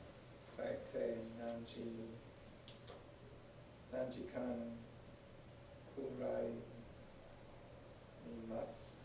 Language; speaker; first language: Japanese; non-native, learner; English